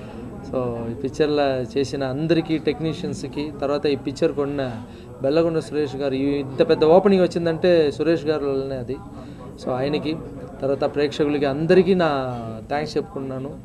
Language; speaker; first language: Telugu; non-native, fluent; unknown